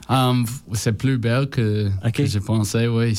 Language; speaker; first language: French; non-native, learner; English